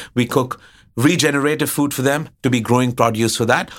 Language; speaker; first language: English; non-native, local second language; Hindi